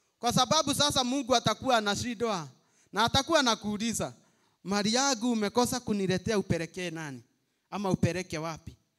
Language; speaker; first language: Swahili; non-native, local second language; Kikuyu